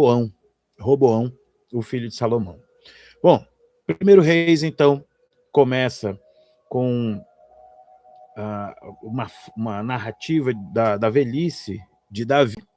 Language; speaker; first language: Portuguese; native; Portuguese